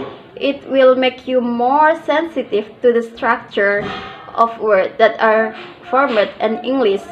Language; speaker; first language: English; non-native, learner; Indonesian